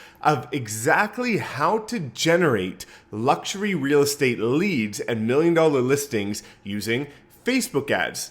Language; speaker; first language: English; native; English